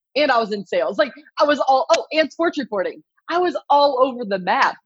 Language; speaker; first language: English; native; English